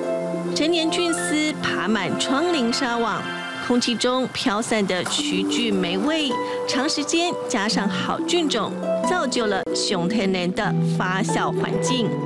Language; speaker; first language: Chinese; native; Chinese